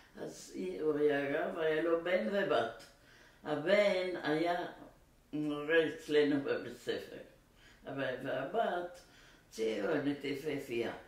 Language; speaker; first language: Hebrew; non-native, fluent; Arabic